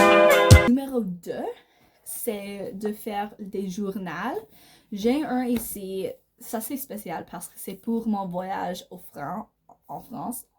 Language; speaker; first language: French; non-native, learner; English